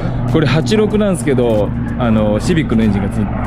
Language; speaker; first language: Japanese; native; Japanese